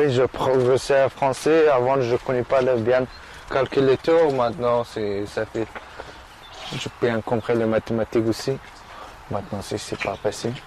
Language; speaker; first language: French; non-native, learner; Persian